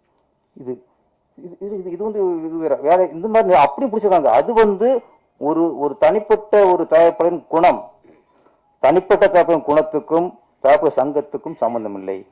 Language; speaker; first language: Tamil; native; Tamil